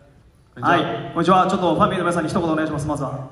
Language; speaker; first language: Japanese; native; Japanese